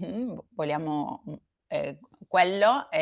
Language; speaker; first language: Italian; non-native, learner; Spanish